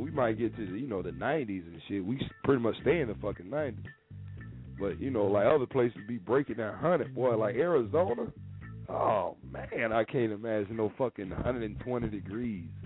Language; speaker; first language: English; native; English